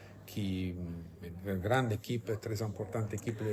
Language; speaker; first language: French; non-native, fluent; Italian